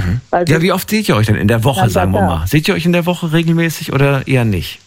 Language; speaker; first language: German; native; German